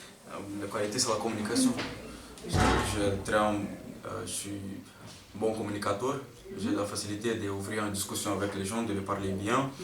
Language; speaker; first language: French; non-native, fluent; Portuguese